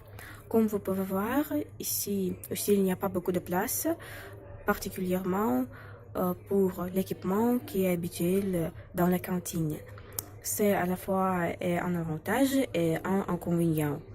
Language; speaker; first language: French; non-native, fluent; Russian